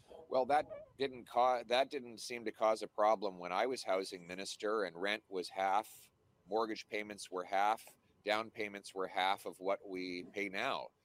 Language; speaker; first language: English; native; English